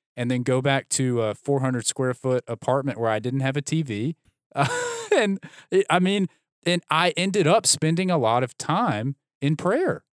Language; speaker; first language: English; native; English